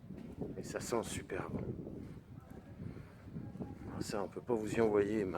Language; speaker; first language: French; native; French